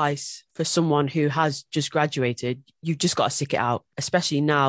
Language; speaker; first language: English; native; English